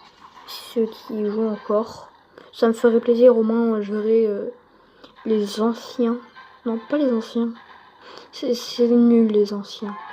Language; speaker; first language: French; native; French